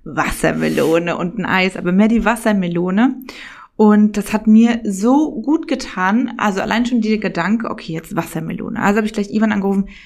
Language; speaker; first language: German; native; German